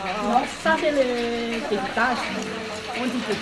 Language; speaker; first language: French; non-native, local second language; Malagasy